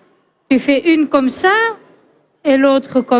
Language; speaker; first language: French; non-native, fluent; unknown